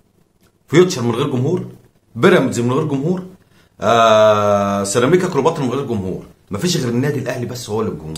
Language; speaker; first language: Arabic; native; Arabic